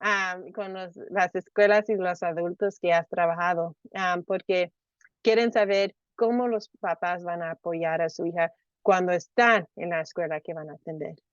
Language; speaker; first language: Spanish; early bilingual, heritage; Spanish